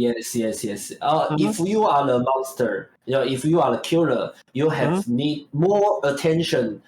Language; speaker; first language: English; non-native, learner; Chinese